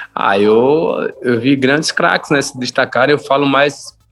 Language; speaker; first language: Portuguese; native; Portuguese